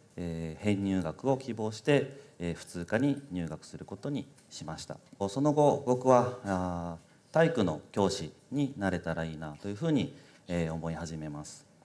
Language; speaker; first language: Japanese; native; Japanese